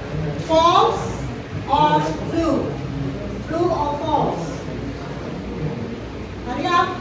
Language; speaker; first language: English; non-native, fluent; Indonesian